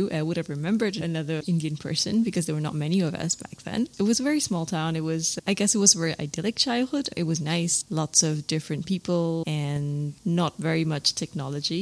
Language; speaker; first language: English; native; English